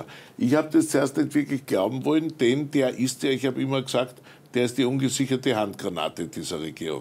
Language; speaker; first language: German; native; German